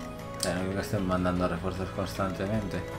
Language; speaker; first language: Spanish; native; Spanish